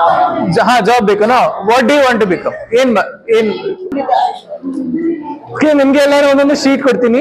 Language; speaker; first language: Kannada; non-native, learner; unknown